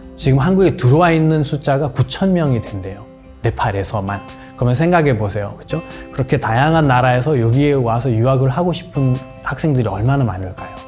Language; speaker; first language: Korean; non-native, fluent; Nepali